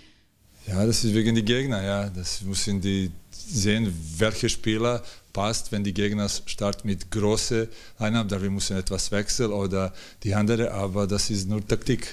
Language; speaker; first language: German; non-native, learner; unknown